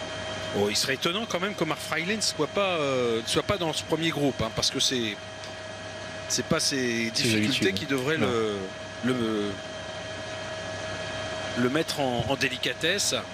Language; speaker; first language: French; native; French